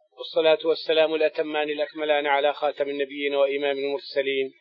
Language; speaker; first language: Arabic; native; Arabic